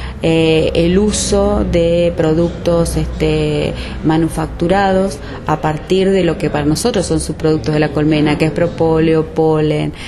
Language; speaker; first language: Spanish; native; Spanish